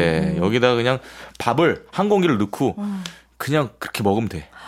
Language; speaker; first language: Korean; native; Korean